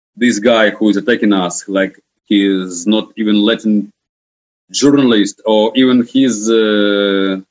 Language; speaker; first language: English; non-native, fluent; Ukrainian